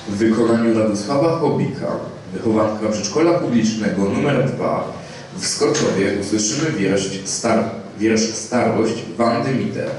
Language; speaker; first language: Polish; native; Polish